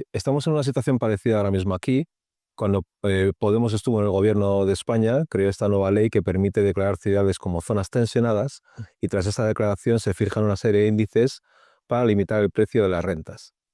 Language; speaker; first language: Spanish; native; Spanish